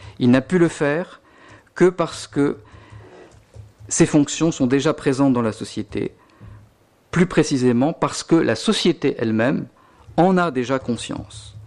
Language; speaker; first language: French; native; French